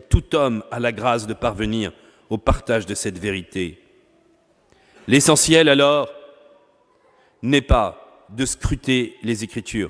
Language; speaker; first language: French; native; French